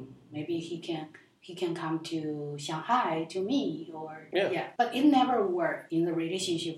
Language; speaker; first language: English; non-native, learner; Chinese